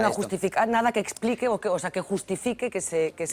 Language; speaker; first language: Spanish; native; Spanish